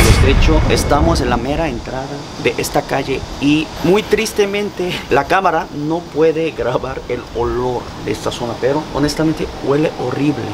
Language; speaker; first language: Spanish; non-native, fluent; Korean